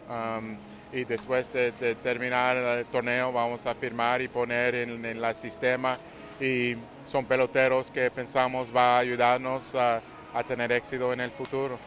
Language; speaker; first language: Spanish; non-native, learner; English